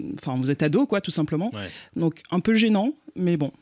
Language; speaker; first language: French; native; French